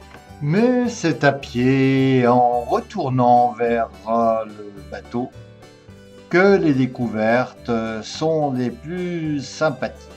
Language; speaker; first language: French; native; French